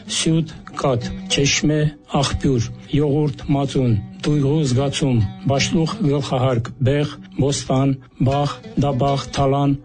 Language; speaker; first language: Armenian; non-native, fluent; Azerbaijani